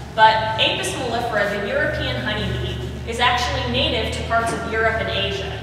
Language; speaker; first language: English; native; English